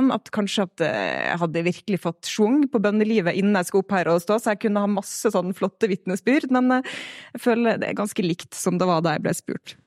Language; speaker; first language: Norwegian; native; Norwegian